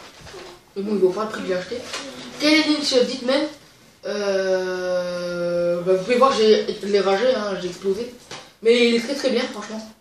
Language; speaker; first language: French; native; French